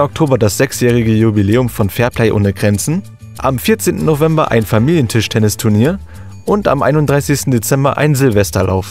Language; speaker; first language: German; native; German